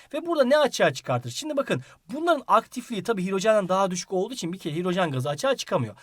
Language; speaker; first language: Turkish; native; Turkish